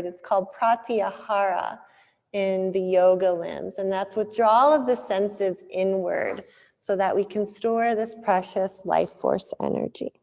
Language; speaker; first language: English; native; English